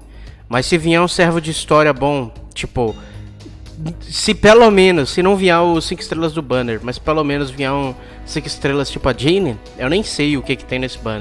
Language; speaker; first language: Portuguese; native; Portuguese